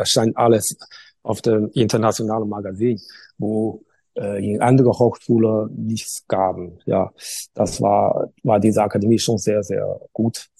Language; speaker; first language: German; non-native, learner; Chinese